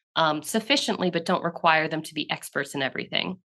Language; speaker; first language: English; native; English